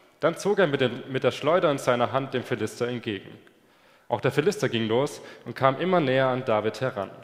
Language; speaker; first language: German; native; German